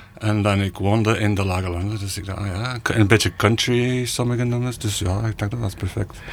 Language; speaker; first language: Dutch; non-native, fluent; English